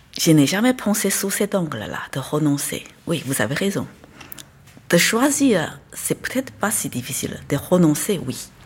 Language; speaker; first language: French; non-native, fluent; Chinese